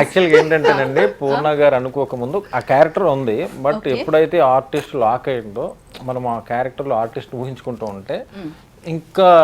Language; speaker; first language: Telugu; native; Telugu